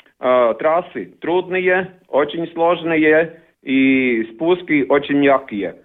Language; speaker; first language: Russian; non-native, learner; Latvian